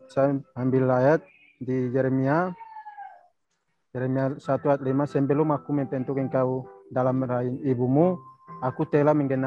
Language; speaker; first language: Indonesian; non-native, local second language; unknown